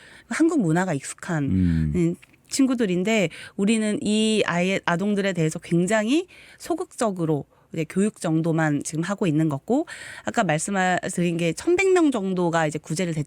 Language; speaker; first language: Korean; native; Korean